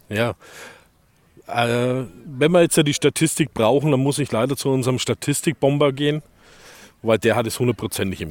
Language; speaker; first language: German; native; German